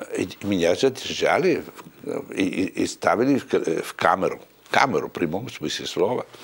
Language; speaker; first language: Russian; non-native, fluent; Italian